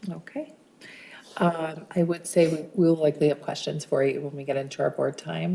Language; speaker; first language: English; early bilingual, other home language; Arabic